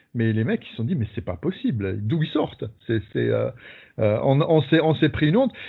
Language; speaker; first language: French; native; French